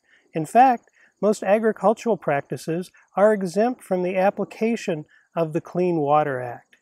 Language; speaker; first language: English; native; English